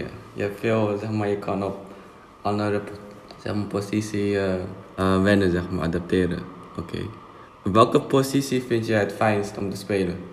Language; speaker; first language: Dutch; non-native, fluent; Indonesian